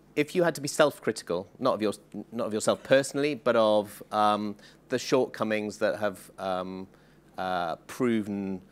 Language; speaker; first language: English; native; English